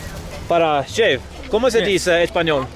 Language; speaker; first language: Spanish; non-native, learner; English